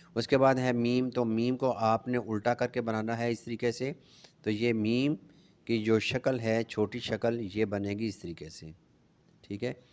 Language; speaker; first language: Urdu; non-native, local second language; Punjabi